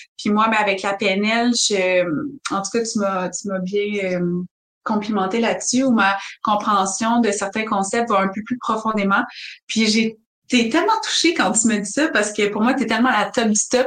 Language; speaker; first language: French; native; French